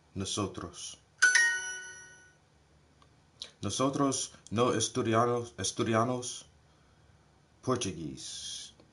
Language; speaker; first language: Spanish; non-native, learner; English